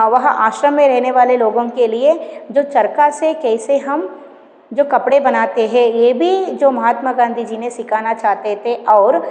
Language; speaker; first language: Hindi; non-native, local second language; Kannada